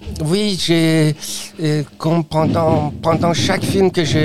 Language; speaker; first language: French; non-native, fluent; Persian